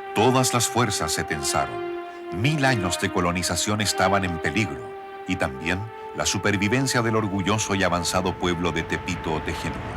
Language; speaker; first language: Spanish; native; Spanish